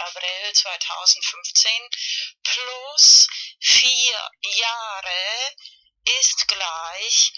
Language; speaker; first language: German; non-native, fluent; Spanish